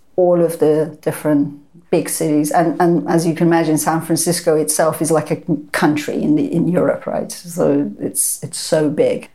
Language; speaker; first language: English; non-native, fluent; Persian